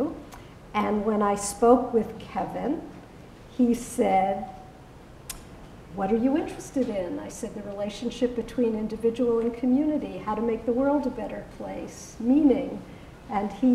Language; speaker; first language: English; native; English